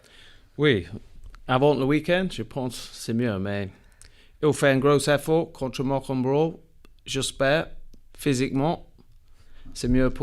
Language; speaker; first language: French; non-native, learner; English